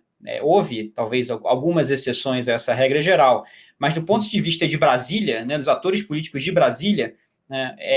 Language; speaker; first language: Portuguese; native; Portuguese